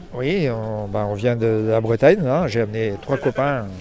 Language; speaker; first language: French; native; French